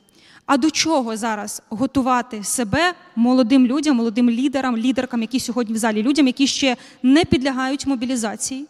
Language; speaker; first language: Ukrainian; native; Ukrainian